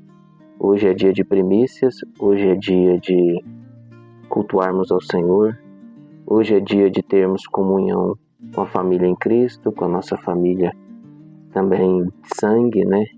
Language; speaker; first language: Portuguese; native; Portuguese